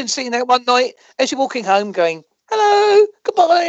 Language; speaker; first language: English; native; English